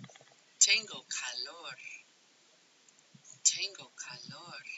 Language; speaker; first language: Spanish; non-native, fluent; English